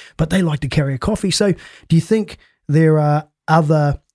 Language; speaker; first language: English; native; English